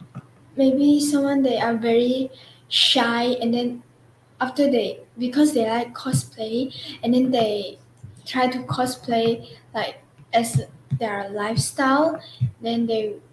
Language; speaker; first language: English; non-native, local second language; Chinese